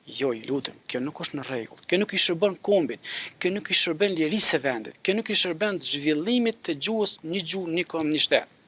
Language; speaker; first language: Albanian; native; Albanian